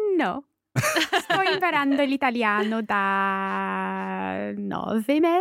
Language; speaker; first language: Italian; non-native, learner; English